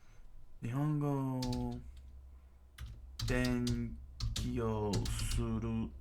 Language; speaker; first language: Japanese; non-native, learner; English